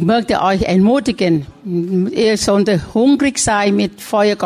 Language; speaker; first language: German; non-native, learner; Thai